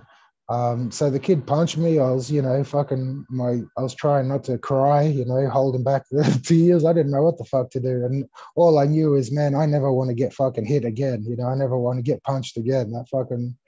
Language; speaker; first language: English; early bilingual, other home language; Greek